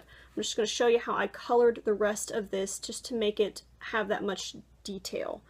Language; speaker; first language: English; native; English